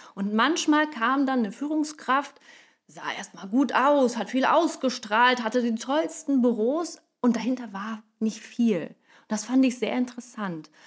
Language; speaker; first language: German; non-native, fluent; Portuguese